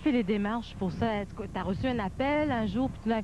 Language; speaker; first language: French; native; French